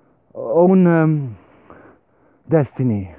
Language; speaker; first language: French; non-native, learner; Swiss German